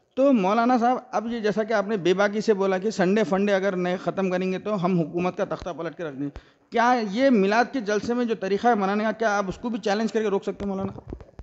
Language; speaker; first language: Hindi; non-native, local second language; Urdu